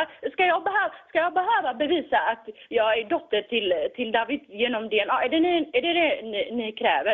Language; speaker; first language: Swedish; early bilingual, other home language; Tigrinya